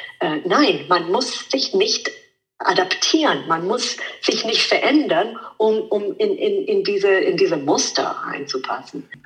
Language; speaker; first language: German; non-native, fluent; Italian